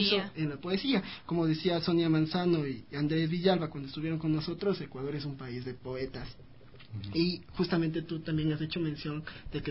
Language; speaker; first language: Spanish; native; Spanish